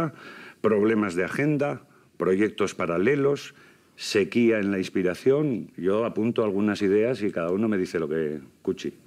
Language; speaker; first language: Spanish; native; Spanish